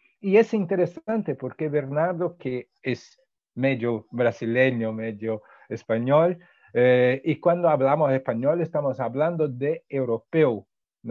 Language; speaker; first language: Spanish; non-native, fluent; Portuguese